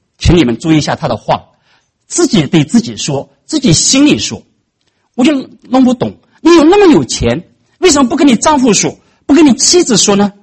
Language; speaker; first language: Chinese; native; Chinese